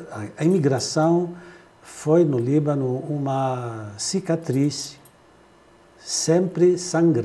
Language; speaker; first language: Portuguese; non-native, fluent; Arabic